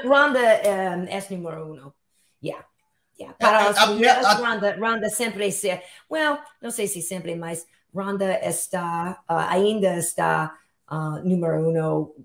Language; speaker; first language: Portuguese; non-native, learner; English